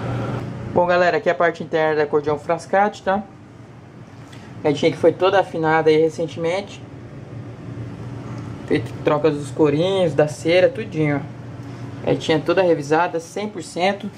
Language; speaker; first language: Portuguese; native; Portuguese